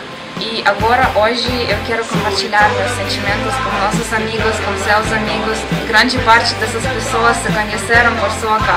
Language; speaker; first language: Portuguese; non-native, learner; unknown